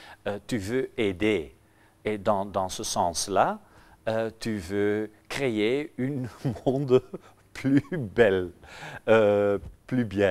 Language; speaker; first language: French; non-native, local second language; Dutch